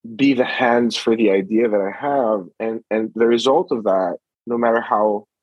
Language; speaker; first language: English; non-native, local second language; Filipino